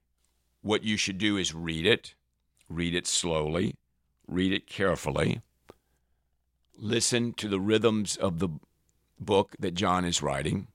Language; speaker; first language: English; native; English